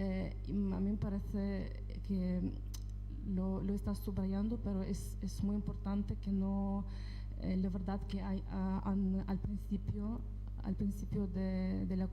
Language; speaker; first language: Spanish; non-native, fluent; Ukrainian